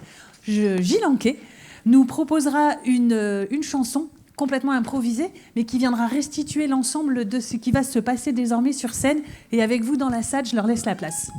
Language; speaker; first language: French; native; French